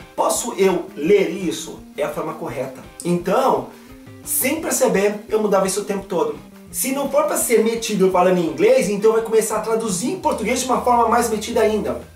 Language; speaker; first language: Portuguese; native; Portuguese